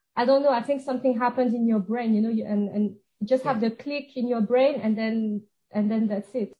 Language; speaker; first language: English; non-native, fluent; French